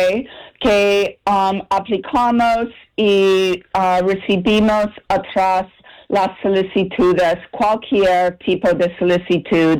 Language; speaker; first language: Spanish; non-native, learner; English